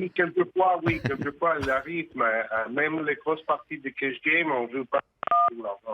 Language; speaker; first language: French; non-native, fluent; Russian